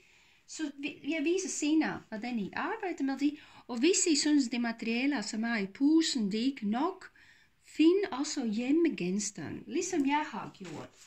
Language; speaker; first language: Danish; non-native, fluent; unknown